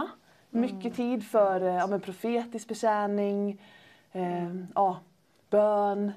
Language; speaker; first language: Swedish; native; Swedish